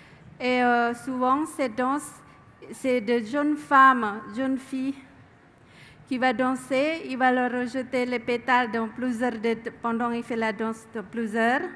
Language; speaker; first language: French; non-native, learner; Indonesian